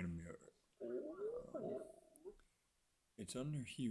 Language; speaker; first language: English; native; English